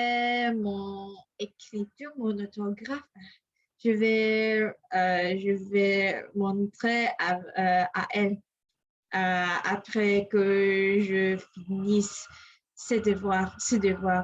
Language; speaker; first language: French; non-native, learner; English